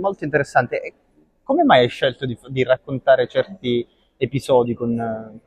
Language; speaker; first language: Italian; native; Italian